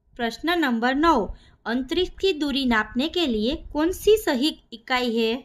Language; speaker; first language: Hindi; non-native, local second language; Gujarati